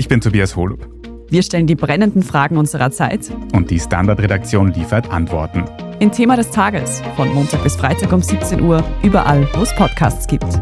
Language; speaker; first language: German; native; German